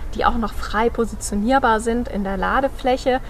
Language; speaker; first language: German; native; German